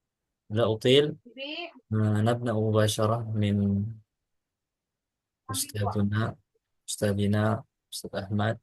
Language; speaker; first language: Arabic; non-native, fluent; Indonesian